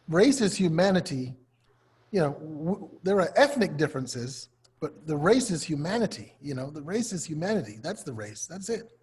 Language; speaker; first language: English; native; English